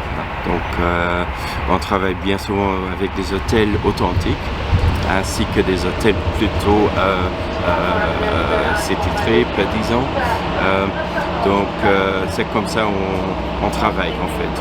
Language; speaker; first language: French; non-native, fluent; Swedish